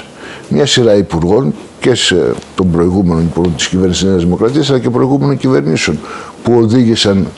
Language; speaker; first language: Greek; native; Greek